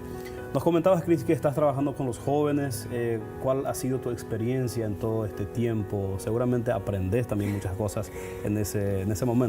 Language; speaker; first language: Spanish; native; Spanish